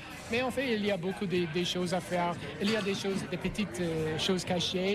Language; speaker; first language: French; non-native, fluent; English